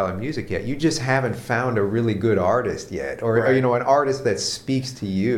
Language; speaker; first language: English; native; English